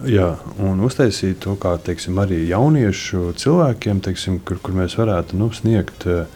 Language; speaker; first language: Latvian; native; Latvian